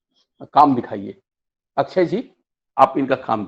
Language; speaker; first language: Hindi; native; Hindi